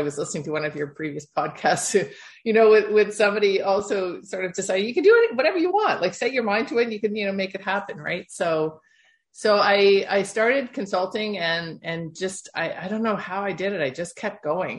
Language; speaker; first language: English; native; English